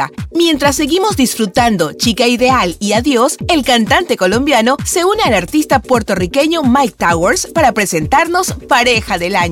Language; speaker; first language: Spanish; native; Spanish